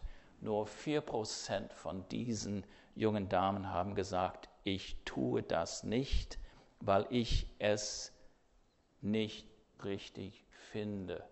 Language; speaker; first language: German; non-native, fluent; English